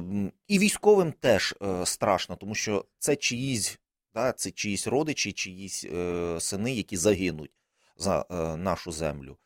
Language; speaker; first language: Ukrainian; native; Ukrainian